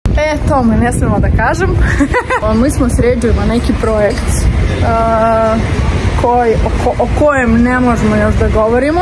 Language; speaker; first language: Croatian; non-native, learner; Russian